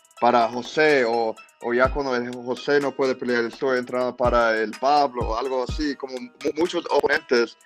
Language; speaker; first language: Spanish; early bilingual, heritage; English